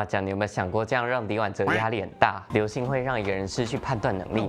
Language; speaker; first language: Chinese; native; Chinese